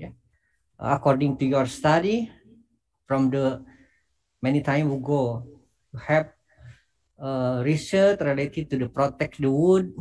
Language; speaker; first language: English; non-native, learner; Indonesian